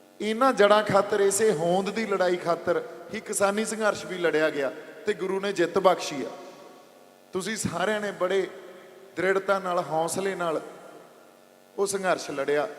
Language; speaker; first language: Punjabi; native; Punjabi